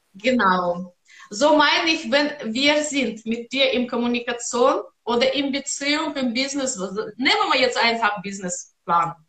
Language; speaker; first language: German; non-native, learner; Russian